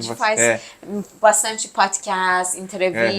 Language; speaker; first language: Portuguese; non-native, fluent; Persian